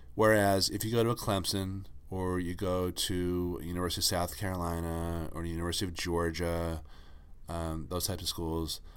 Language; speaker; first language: English; native; English